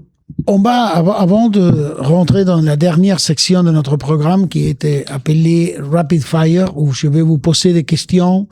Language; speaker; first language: French; non-native, fluent; Spanish